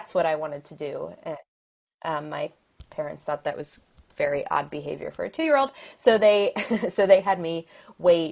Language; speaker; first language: English; native; English